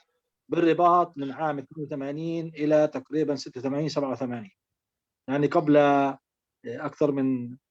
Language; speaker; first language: Arabic; native; Arabic